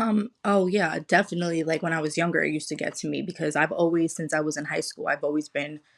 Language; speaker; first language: English; native; English